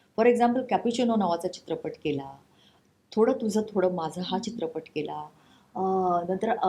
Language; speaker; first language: Marathi; non-native, local second language; Konkani